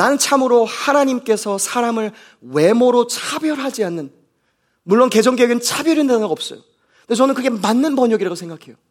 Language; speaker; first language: Korean; native; Korean